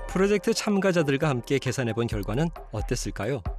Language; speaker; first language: Korean; native; Korean